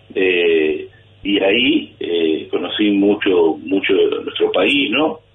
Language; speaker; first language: Spanish; native; Spanish